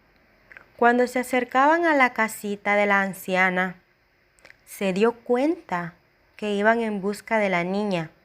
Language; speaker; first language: Spanish; native; Spanish